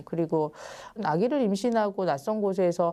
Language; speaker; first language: Korean; native; Korean